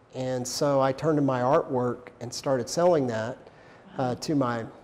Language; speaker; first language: English; native; English